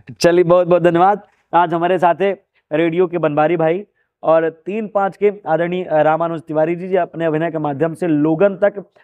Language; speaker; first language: Hindi; native; Hindi